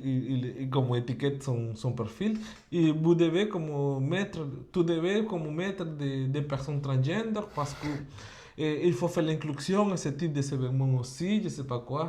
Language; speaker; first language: French; non-native, fluent; Spanish